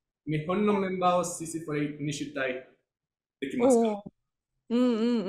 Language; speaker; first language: Japanese; non-native, learner; Spanish